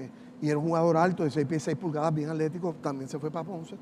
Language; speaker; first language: Spanish; native; Spanish